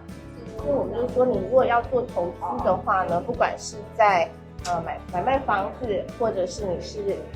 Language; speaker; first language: Chinese; native; Chinese